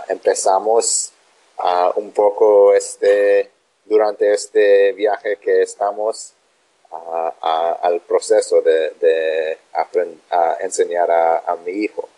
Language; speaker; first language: Spanish; non-native, learner; English